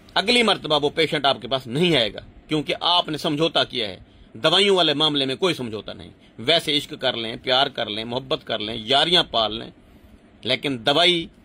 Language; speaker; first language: Urdu; non-native, local second language; Punjabi